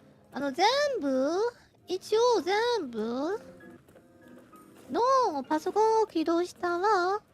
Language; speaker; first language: Japanese; non-native, fluent; Chinese